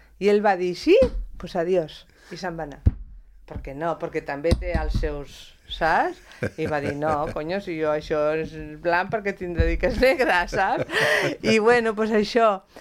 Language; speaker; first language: Catalan; non-native, local second language; Spanish